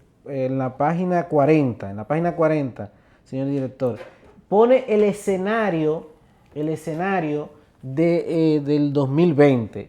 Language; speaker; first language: Spanish; native; Spanish